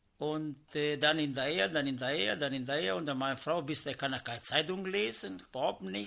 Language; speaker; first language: German; non-native, learner; Italian